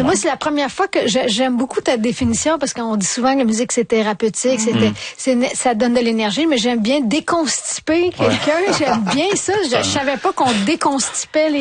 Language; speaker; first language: French; native; French